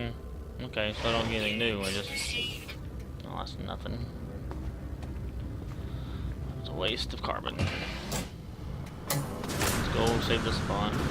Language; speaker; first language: English; native; English